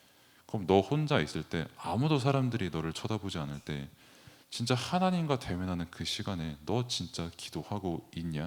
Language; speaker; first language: Korean; native; Korean